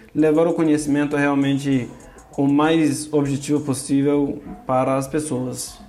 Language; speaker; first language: Portuguese; non-native, fluent; Turkish